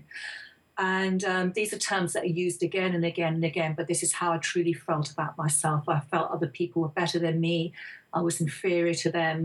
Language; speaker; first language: English; native; English